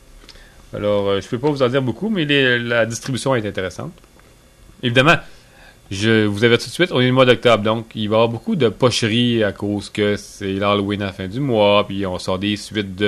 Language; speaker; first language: French; native; French